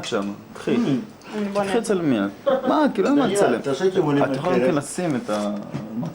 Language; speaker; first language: Hebrew; native; Hebrew